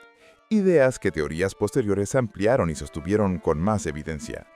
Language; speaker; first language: Spanish; native; Spanish